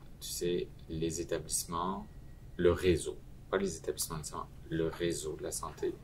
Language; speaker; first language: French; native; French